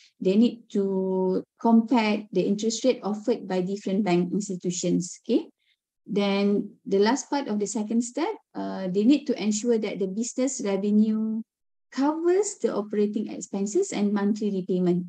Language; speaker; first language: English; non-native, local second language; Malay